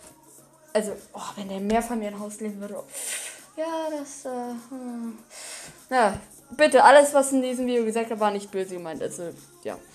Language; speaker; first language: German; native; German